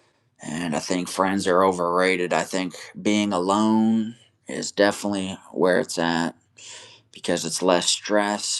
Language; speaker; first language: English; native; English